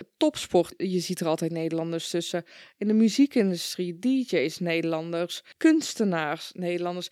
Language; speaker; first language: Dutch; early bilingual, other home language; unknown